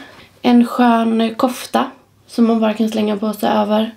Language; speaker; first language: Swedish; native; Swedish